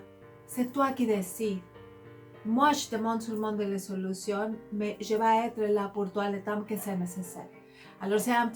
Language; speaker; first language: French; non-native, fluent; Spanish